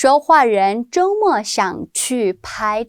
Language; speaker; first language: Chinese; non-native, fluent; Korean